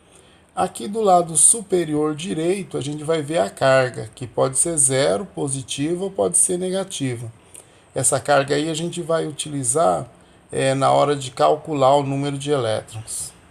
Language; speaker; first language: Portuguese; native; Portuguese